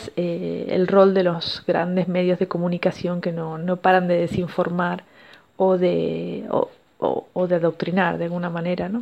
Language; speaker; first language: Spanish; native; Spanish